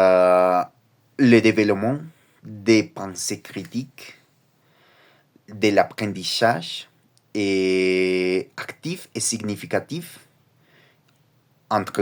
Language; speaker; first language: French; non-native, learner; Spanish